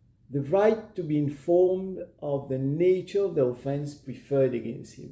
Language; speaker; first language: English; non-native, local second language; Morisyen